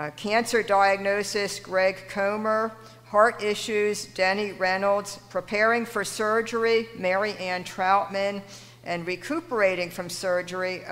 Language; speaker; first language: English; native; English